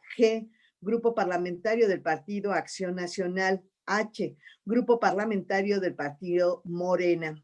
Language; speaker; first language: Spanish; native; Spanish